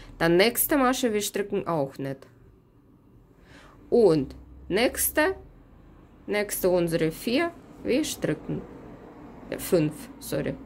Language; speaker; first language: German; non-native, fluent; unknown